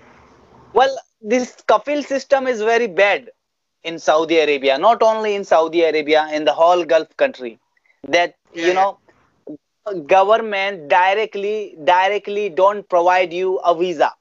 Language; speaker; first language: English; non-native, fluent; Bangla